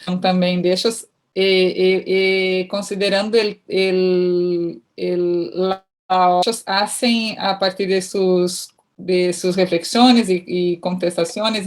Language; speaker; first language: Spanish; non-native, learner; Portuguese